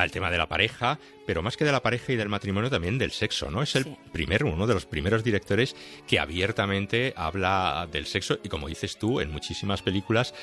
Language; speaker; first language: Spanish; native; Spanish